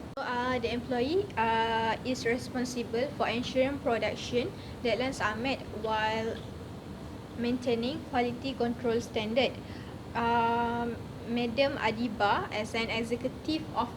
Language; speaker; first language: English; non-native, learner; Malay